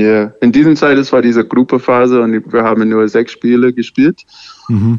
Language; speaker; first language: German; non-native, learner; English